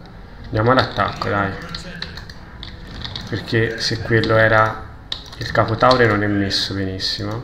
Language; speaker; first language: Italian; native; Italian